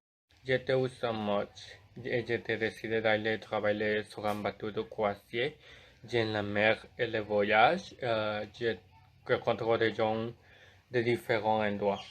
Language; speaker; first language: French; non-native, learner; Spanish